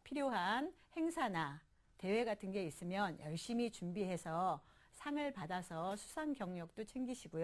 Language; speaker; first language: Korean; native; Korean